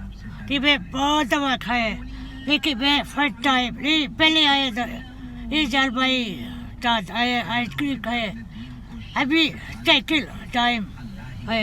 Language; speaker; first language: Hindi; non-native, learner; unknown